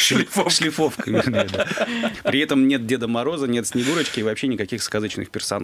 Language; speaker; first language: Russian; native; Russian